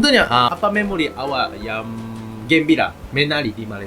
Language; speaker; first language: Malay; non-native, learner; Japanese